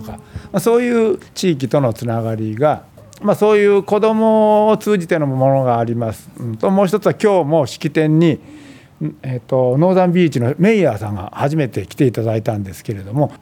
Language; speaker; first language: Japanese; native; Japanese